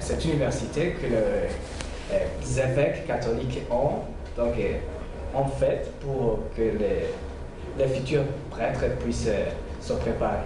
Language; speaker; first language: French; non-native, local second language; Rundi